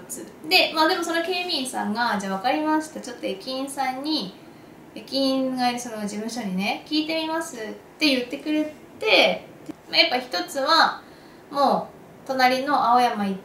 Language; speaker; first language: Japanese; native; Japanese